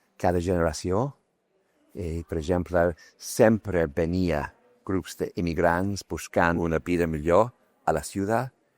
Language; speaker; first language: Catalan; non-native, fluent; English